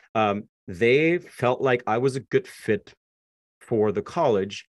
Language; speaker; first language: English; non-native, fluent; German